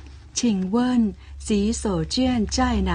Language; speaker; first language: Chinese; non-native, learner; Thai